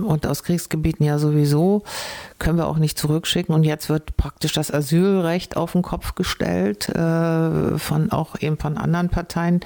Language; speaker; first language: German; native; German